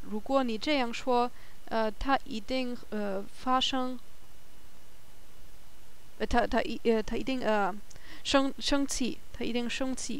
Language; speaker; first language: Chinese; non-native, learner; German